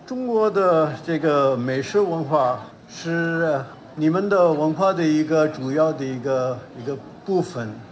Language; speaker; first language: Chinese; non-native, fluent; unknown